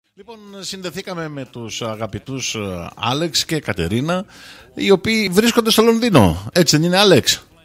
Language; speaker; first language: Greek; native; Greek